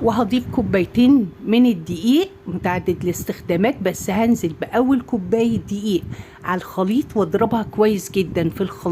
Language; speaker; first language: Arabic; native; Arabic